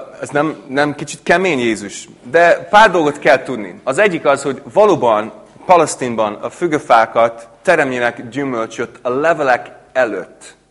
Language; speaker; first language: Hungarian; non-native, fluent; English